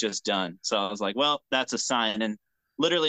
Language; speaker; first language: English; native; English